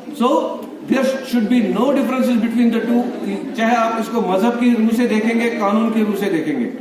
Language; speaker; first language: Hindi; non-native, local second language; Kashmiri